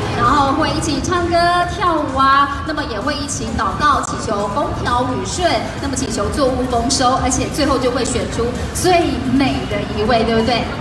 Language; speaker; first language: Chinese; native; Chinese